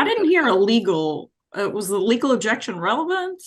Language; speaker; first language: English; native; English